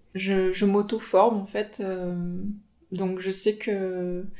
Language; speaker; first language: French; native; French